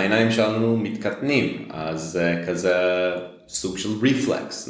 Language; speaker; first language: Hebrew; non-native, fluent; English